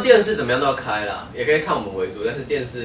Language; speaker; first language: Chinese; native; Chinese